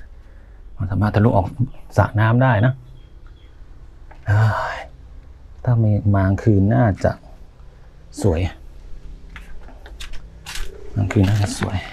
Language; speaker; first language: Thai; native; Thai